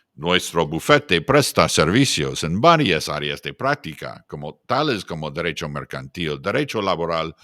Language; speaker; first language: Spanish; non-native, fluent; English